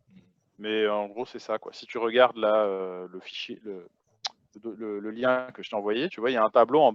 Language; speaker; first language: French; native; French